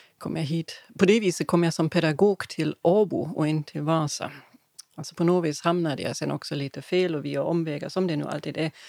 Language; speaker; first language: Swedish; non-native, fluent; German